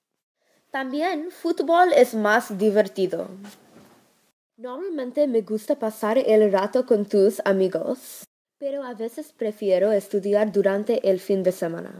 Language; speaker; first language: Spanish; non-native, learner; English